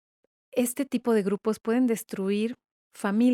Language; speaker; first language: Spanish; native; Spanish